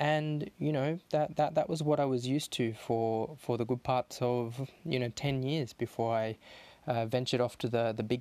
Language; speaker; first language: English; native; English